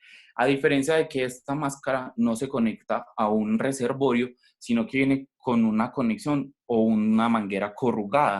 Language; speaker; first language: Spanish; native; Spanish